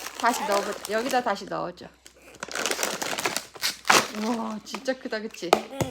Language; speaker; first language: Korean; native; Korean